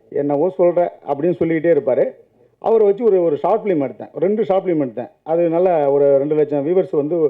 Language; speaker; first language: Tamil; native; Tamil